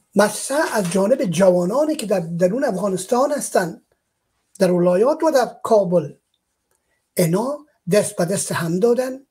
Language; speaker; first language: Persian; native; Persian